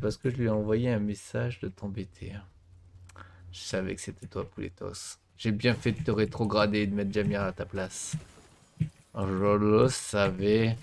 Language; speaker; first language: French; native; French